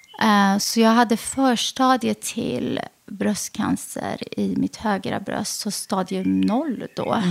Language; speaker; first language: Swedish; early bilingual, other home language; Arabic